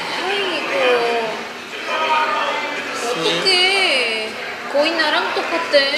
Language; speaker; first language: Korean; non-native, learner; Spanish